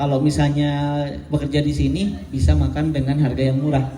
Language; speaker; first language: Indonesian; native; Indonesian